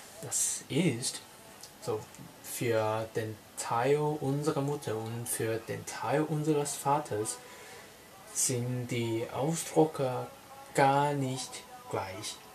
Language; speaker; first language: German; non-native, learner; Cantonese